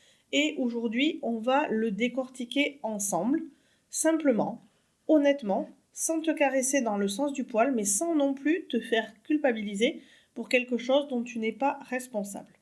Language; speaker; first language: French; native; French